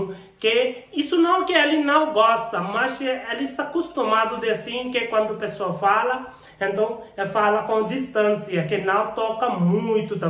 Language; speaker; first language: Portuguese; non-native, learner; Hindi